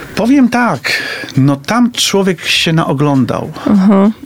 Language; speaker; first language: Polish; native; Polish